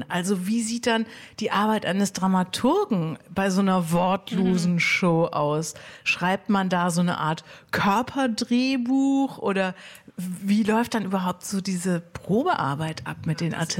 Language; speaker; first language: German; native; German